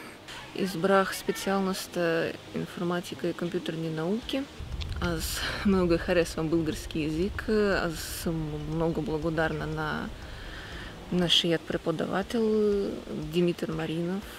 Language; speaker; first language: Bulgarian; non-native, fluent; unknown